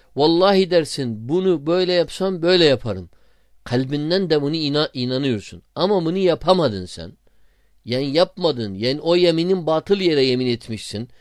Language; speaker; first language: Turkish; non-native, fluent; Arabic